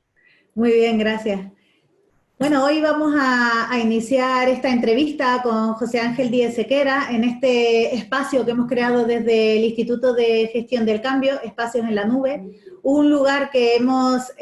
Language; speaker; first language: Spanish; native; Spanish